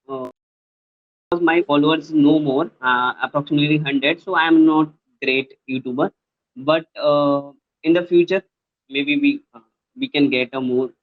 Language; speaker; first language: English; non-native, learner; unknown